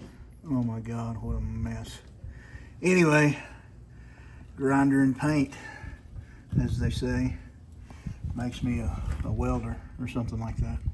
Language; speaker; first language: English; native; English